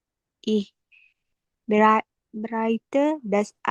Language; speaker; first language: German; non-native, learner; Indonesian